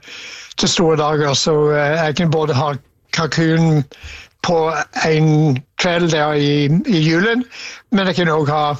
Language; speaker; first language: Norwegian; non-native, fluent; English